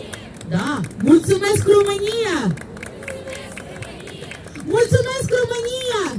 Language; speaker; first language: Romanian; non-native, learner; Ukrainian